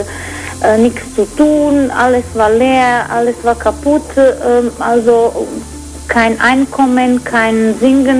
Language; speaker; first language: German; non-native, fluent; Croatian